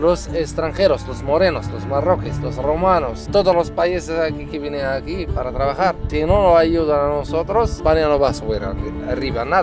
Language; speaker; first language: Spanish; non-native, learner; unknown